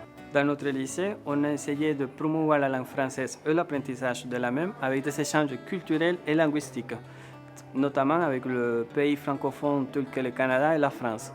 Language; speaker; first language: French; non-native, local second language; Spanish